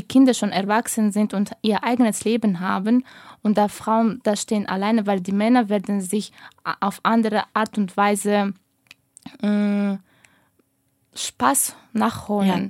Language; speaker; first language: German; non-native, fluent; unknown